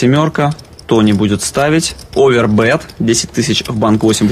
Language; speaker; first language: Russian; native; Russian